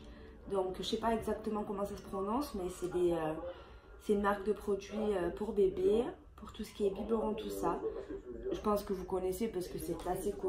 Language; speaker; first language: French; native; French